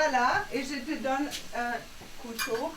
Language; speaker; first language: French; non-native, fluent; German